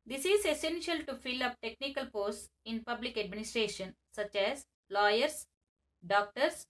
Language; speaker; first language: English; non-native, local second language; Kannada